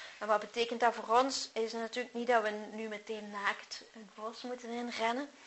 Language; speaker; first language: Dutch; native; Dutch